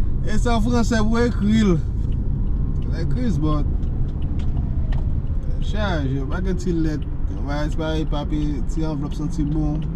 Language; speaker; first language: French; non-native, learner; Haitian Creole